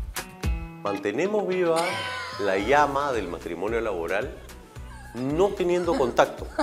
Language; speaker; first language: Spanish; native; Spanish